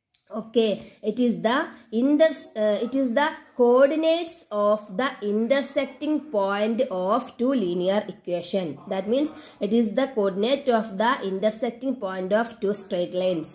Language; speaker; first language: English; non-native, local second language; Malayalam